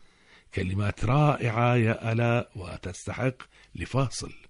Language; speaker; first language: Arabic; native; Arabic